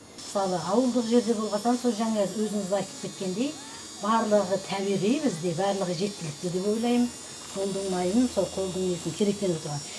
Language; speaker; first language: Kazakh; early bilingual, heritage; Kazakh